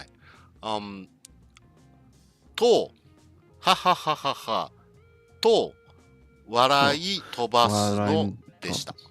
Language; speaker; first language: Japanese; non-native, learner; English